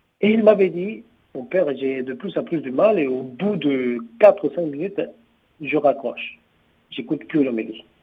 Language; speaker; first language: French; non-native, fluent; Spanish